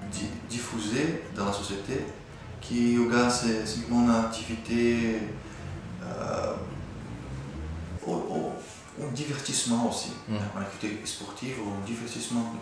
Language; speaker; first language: French; non-native, fluent; Portuguese